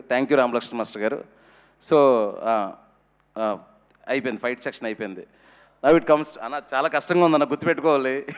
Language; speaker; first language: Telugu; native; Telugu